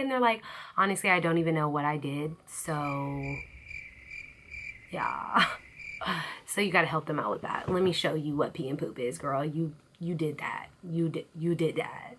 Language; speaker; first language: English; native; English